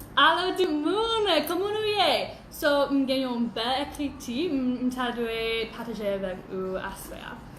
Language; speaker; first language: Haitian Creole; non-native, learner; English